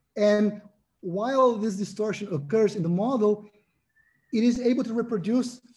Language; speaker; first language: English; non-native, fluent; Portuguese